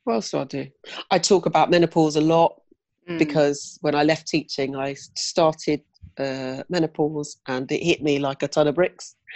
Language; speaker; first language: English; native; English